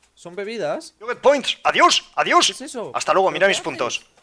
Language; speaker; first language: Spanish; native; Spanish